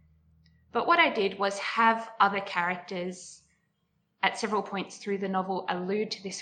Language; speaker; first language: English; native; English